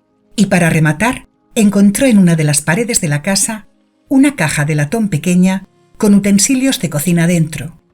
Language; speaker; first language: Spanish; native; Spanish